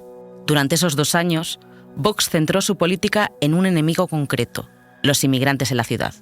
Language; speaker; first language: Spanish; native; Spanish